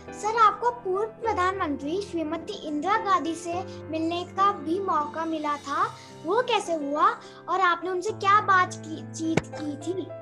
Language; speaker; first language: Hindi; native; Hindi